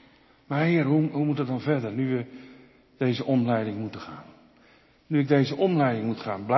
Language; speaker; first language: Dutch; native; Dutch